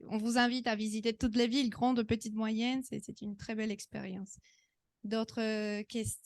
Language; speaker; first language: French; non-native, fluent; Spanish